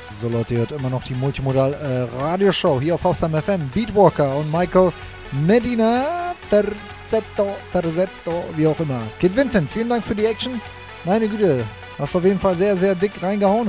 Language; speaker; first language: German; native; German